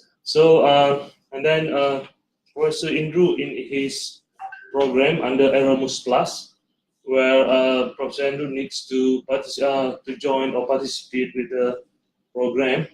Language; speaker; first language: English; non-native, local second language; Malay